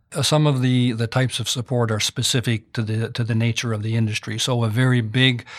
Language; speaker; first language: English; native; English